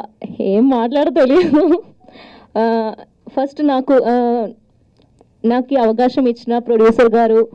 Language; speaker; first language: Telugu; non-native, learner; Malayalam